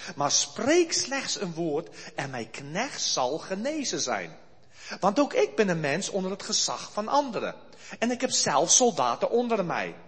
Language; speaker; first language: Dutch; early bilingual, heritage; Dutch